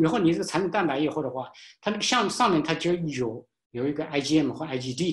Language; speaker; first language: Chinese; native; Chinese